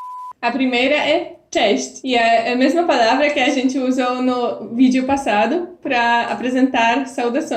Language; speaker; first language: Portuguese; non-native, fluent; Polish